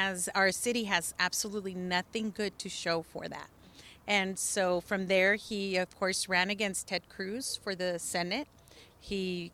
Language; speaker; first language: English; early bilingual, other home language; Spanish